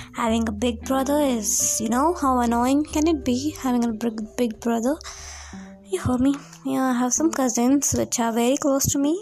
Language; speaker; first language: English; non-native, local second language; Kannada